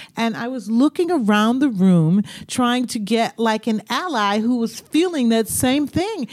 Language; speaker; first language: English; native; English